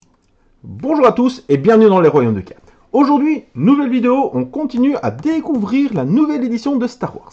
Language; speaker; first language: French; native; French